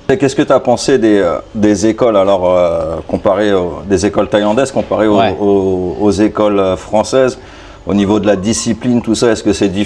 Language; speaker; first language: French; native; French